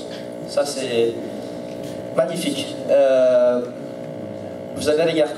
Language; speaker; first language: French; non-native, learner; Indonesian